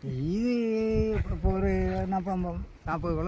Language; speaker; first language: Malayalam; non-native, local second language; Tamil